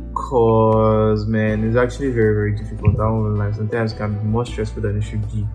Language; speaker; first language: English; non-native, local second language; Yoruba